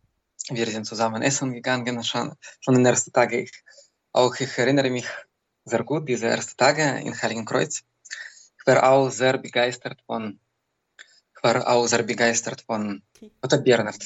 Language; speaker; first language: German; non-native, learner; Belarusian